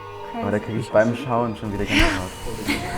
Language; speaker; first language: German; native; German